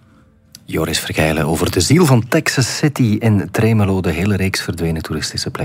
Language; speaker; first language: Dutch; native; Dutch